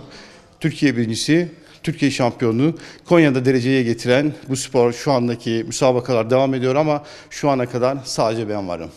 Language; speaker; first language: Turkish; native; Turkish